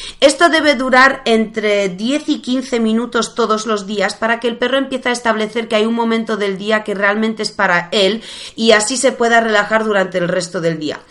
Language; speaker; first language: Spanish; non-native, fluent; Polish